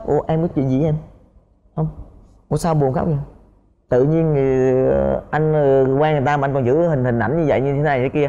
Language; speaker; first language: Vietnamese; native; Vietnamese